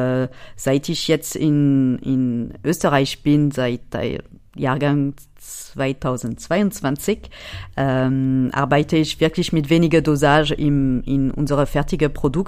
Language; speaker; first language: German; non-native, fluent; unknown